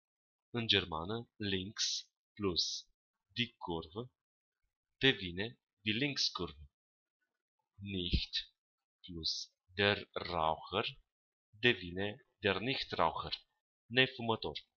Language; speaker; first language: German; non-native, fluent; Romanian